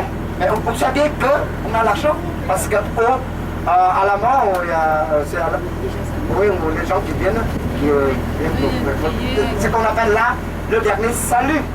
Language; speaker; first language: French; non-native, fluent; Vietnamese